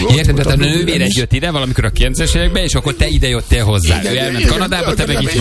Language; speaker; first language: Hungarian; native; Hungarian